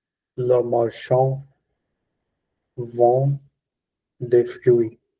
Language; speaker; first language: French; non-native, learner; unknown